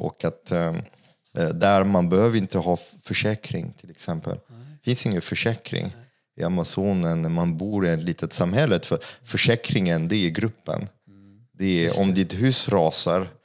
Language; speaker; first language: Swedish; non-native, fluent; French